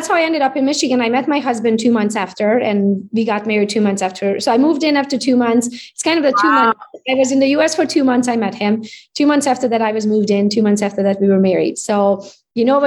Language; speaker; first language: English; non-native, fluent; Hungarian